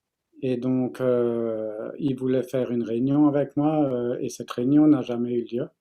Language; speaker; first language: French; non-native, fluent; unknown